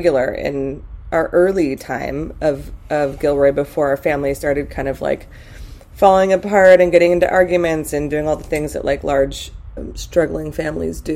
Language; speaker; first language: English; native; English